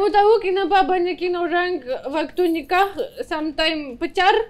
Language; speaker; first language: Indonesian; non-native, learner; Russian